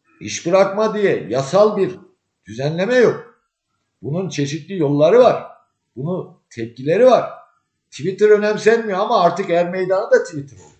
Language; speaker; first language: Turkish; native; Turkish